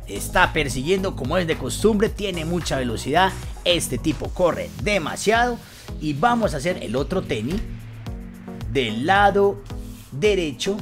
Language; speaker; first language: Spanish; native; Spanish